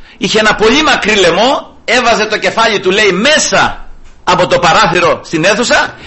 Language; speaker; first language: Greek; early bilingual, heritage; Greek